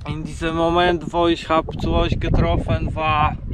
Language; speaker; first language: German; non-native, learner; Polish